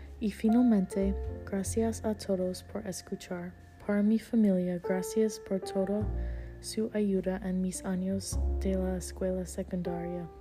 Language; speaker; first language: Spanish; non-native, learner; English